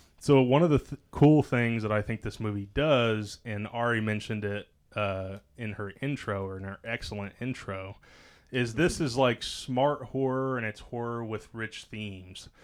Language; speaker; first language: English; native; English